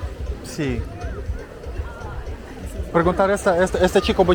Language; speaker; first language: Portuguese; non-native, learner; Russian